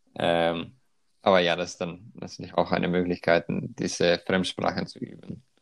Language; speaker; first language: German; non-native, fluent; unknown